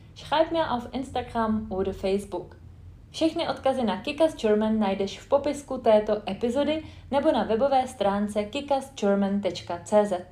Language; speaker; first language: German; non-native, fluent; Czech